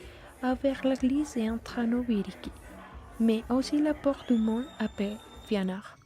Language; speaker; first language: French; non-native, learner; Spanish